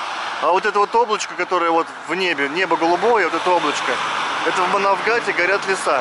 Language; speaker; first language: Russian; native; Russian